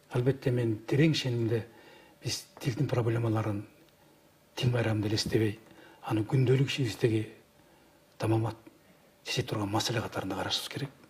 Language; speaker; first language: Kyrgyz; native; Kyrgyz